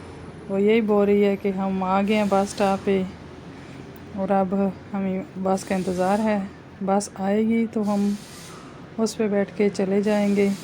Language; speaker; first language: Hindi; native; Hindi